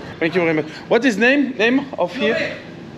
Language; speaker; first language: English; non-native, learner; French